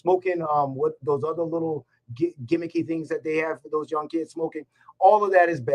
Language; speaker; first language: English; native; English